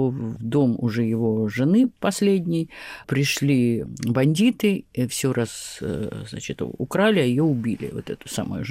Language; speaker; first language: Russian; native; Russian